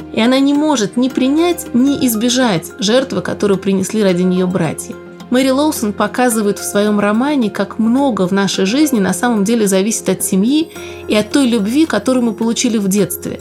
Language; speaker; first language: Russian; native; Russian